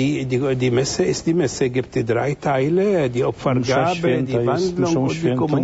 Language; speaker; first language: German; non-native, fluent; Arabic